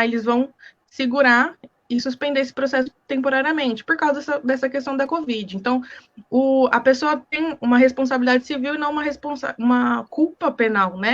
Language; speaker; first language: Portuguese; native; Portuguese